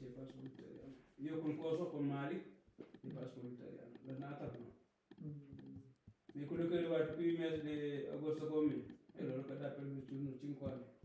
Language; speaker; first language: Italian; non-native, learner; Punjabi